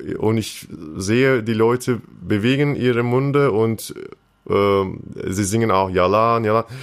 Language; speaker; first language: German; non-native, fluent; Turkish